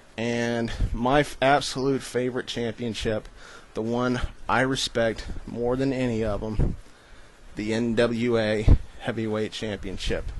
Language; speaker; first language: English; native; English